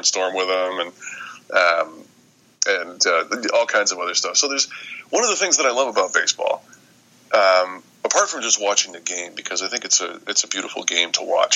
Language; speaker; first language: English; native; English